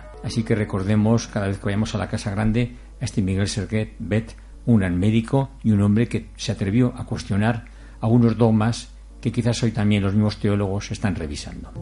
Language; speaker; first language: Spanish; native; Spanish